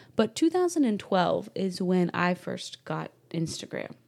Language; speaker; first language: English; native; English